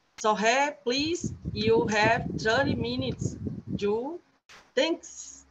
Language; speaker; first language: English; non-native, learner; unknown